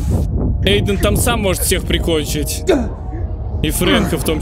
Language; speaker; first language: Russian; native; Russian